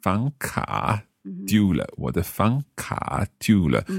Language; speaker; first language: Chinese; non-native, learner; English